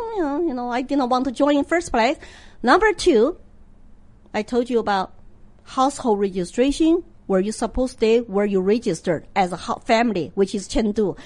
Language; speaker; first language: English; non-native, fluent; Chinese